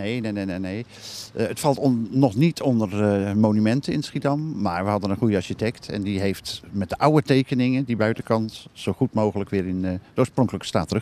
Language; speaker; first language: Dutch; native; Dutch